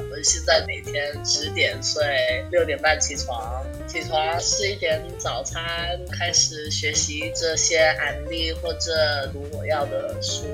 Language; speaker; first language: Chinese; non-native, fluent; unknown